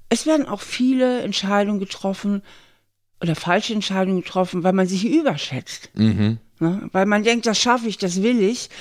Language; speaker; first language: German; native; German